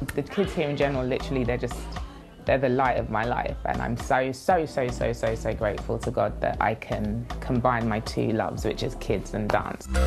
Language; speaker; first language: English; native; English